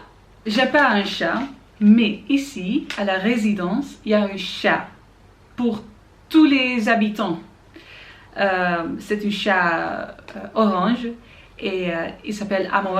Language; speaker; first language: French; non-native, learner; Dutch